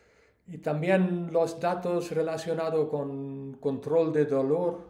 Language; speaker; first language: Spanish; non-native, learner; English